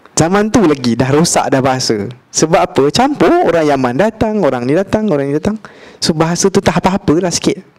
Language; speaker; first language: Malay; native; Malay